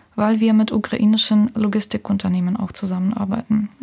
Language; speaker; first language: German; non-native, fluent; Ukrainian